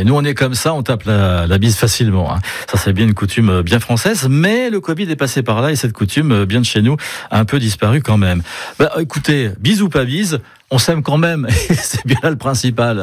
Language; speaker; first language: French; native; French